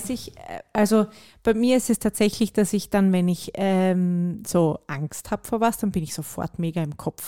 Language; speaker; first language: German; native; German